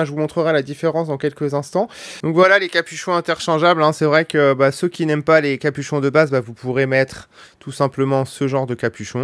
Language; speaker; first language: French; native; French